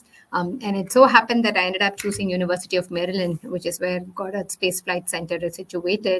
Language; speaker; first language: English; non-native, local second language; Tamil